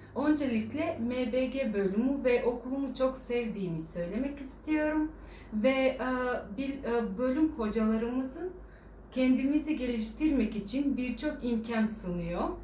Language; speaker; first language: Turkish; non-native, fluent; Serbian